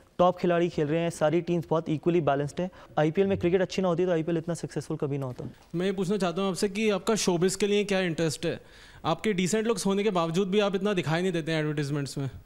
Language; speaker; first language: Hindi; native; Hindi